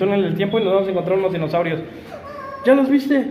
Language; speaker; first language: Spanish; native; Spanish